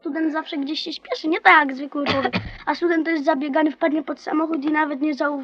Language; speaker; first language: Polish; native; Polish